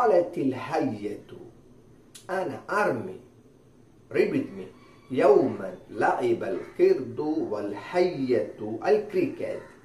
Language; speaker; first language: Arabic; non-native, fluent; Malayalam